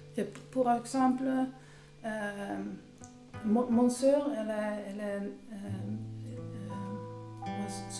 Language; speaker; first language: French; non-native, learner; Dutch